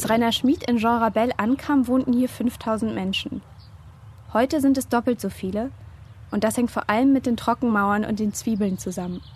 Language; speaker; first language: German; native; German